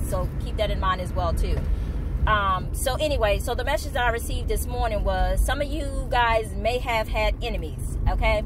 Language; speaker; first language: English; native; English